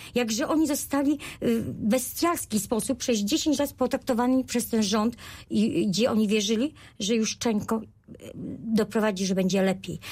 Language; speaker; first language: Polish; non-native, local second language; Rusyn